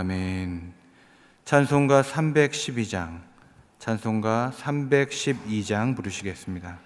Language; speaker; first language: Korean; native; Korean